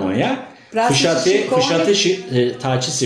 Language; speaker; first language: Albanian; non-native, learner; Turkish